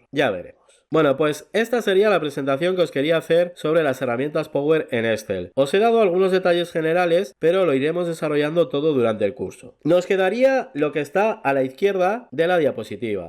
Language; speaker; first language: Spanish; native; Spanish